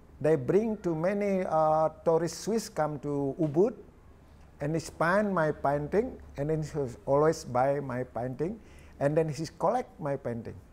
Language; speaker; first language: English; non-native, learner; Balinese